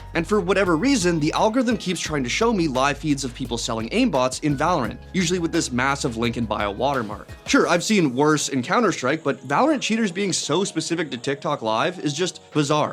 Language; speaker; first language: English; native; English